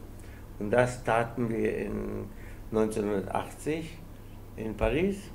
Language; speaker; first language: German; non-native, fluent; Spanish